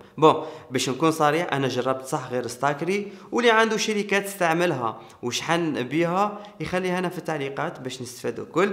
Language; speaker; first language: Arabic; native; Arabic